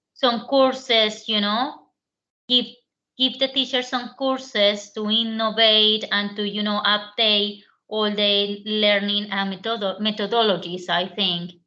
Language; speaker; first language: English; non-native, learner; Spanish